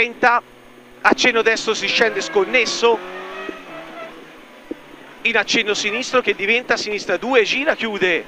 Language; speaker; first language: Italian; native; Italian